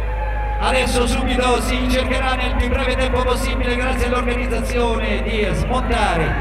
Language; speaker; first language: Italian; native; Italian